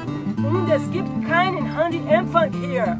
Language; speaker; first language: German; non-native, learner; English